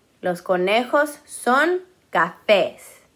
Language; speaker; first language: Spanish; early bilingual, heritage; Spanish